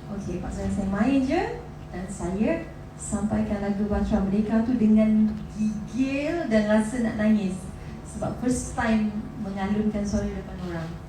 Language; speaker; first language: Malay; native; Malay